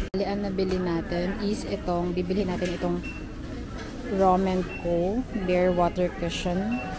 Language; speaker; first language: Filipino; native; Filipino